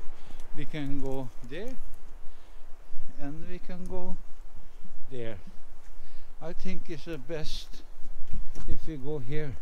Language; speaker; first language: English; non-native, learner; Norwegian